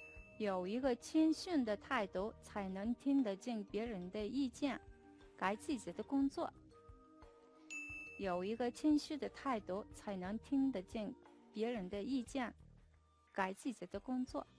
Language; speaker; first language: Chinese; non-native, fluent; Mongolian